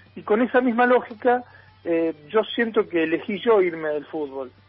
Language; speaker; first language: Spanish; native; Spanish